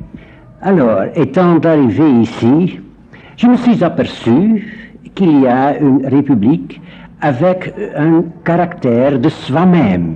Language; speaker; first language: French; non-native, fluent; Dutch